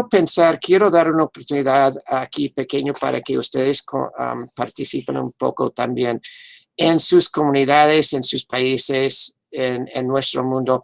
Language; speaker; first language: Spanish; non-native, fluent; English